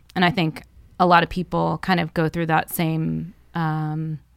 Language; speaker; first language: English; native; English